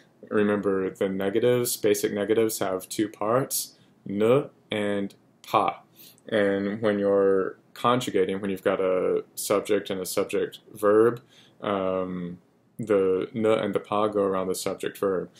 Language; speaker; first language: English; native; English